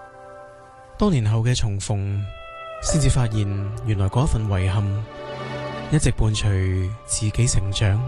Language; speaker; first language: Chinese; non-native, local second language; Cantonese